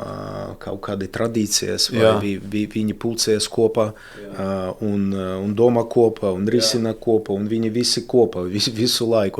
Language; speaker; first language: Latvian; non-native, local second language; Russian